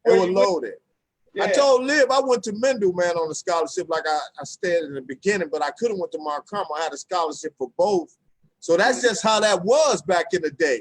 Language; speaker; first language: English; native; English